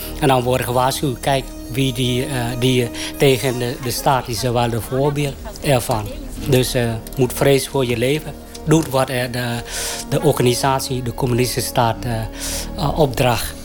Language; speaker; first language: Dutch; non-native, fluent; Khmer